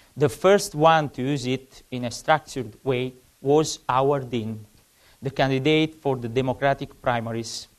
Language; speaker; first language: English; non-native, fluent; Italian